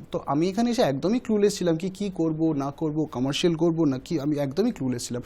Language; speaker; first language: Bangla; early bilingual, heritage; Bangla